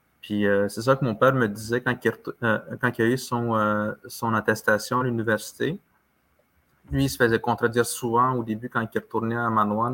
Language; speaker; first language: French; native; French